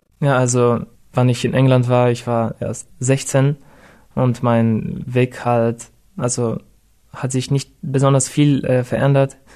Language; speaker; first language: German; non-native, fluent; Russian